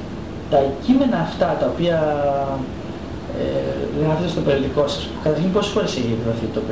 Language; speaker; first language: Greek; native; Greek